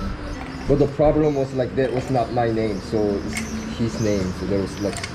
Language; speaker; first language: English; non-native, learner; Korean